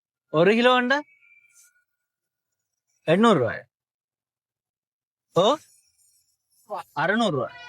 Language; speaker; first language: Tamil; native; Tamil